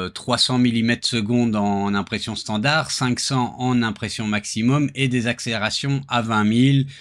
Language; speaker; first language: French; native; French